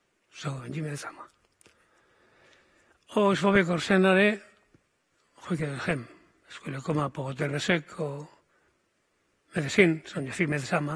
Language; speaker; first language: Swedish; non-native, fluent; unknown